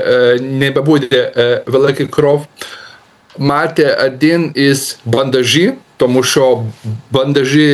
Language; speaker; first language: Ukrainian; non-native, learner; Lithuanian